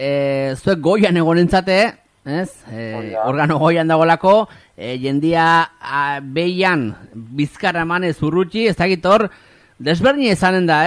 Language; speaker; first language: Basque; native; Basque